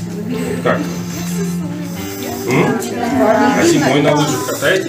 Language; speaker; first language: Russian; native; Russian